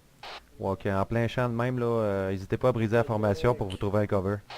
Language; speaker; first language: French; native; French